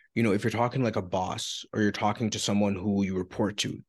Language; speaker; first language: English; native; English